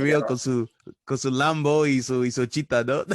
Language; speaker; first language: Spanish; early bilingual, heritage; Spanish